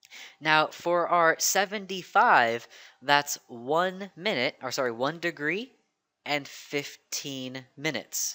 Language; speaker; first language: English; native; English